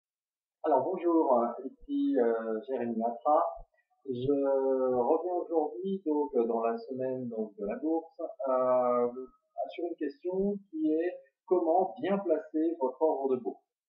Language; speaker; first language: French; native; French